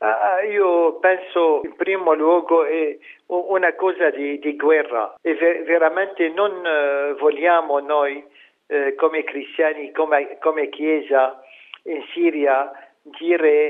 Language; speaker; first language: Italian; non-native, fluent; Arabic